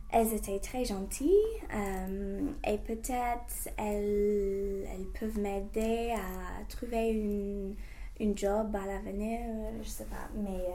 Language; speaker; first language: French; non-native, fluent; English